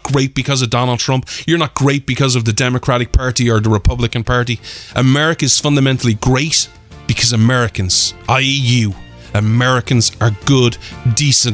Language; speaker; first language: English; native; English